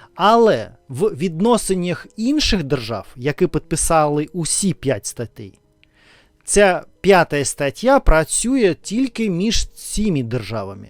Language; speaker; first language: Ukrainian; non-native, learner; Russian